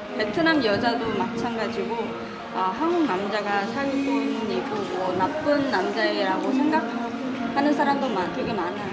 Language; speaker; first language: Korean; non-native, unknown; Vietnamese